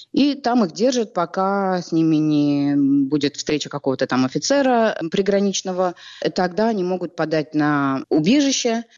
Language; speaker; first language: Russian; native; Russian